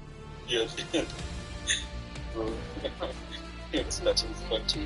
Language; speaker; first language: English; non-native, fluent; Khasi